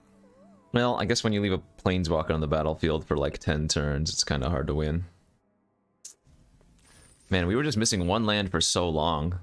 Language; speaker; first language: English; native; English